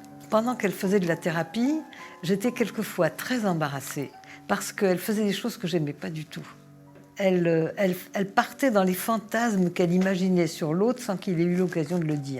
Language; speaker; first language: French; native; French